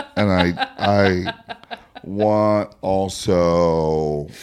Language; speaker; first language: English; native; English